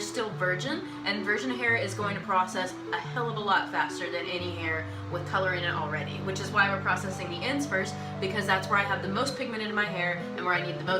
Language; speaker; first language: English; native; English